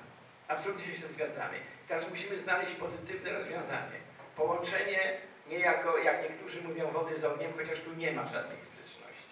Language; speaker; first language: Polish; native; Polish